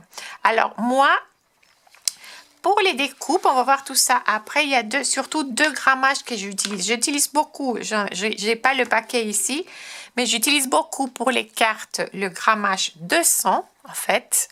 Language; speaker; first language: French; non-native, fluent; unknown